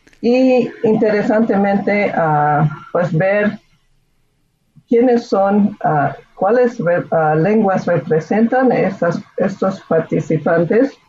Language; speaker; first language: Spanish; non-native, fluent; English